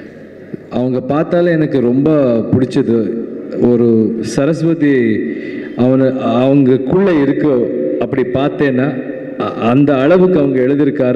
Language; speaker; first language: Tamil; non-native, fluent; Kannada